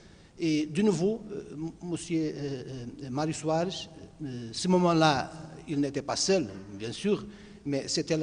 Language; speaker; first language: French; non-native, fluent; Portuguese